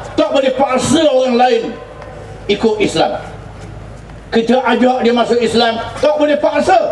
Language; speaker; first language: Malay; native; Malay